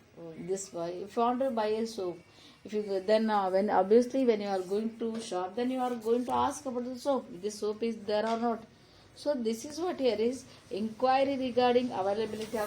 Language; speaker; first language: English; non-native, local second language; Kannada